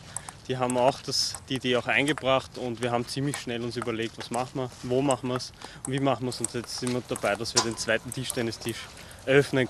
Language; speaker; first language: German; native; German